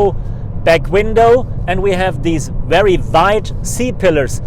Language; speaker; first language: English; non-native, fluent; German